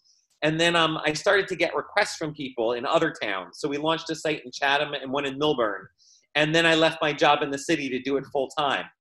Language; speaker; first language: English; native; English